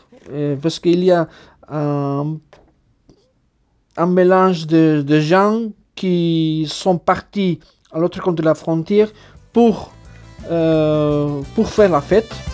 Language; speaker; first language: French; non-native, fluent; Basque